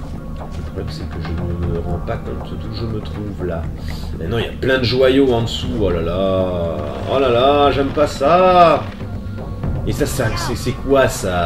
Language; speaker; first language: French; native; French